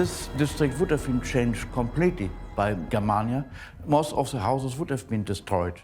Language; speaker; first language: English; non-native, fluent; German